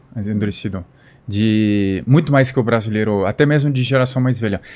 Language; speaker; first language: Portuguese; non-native, fluent; French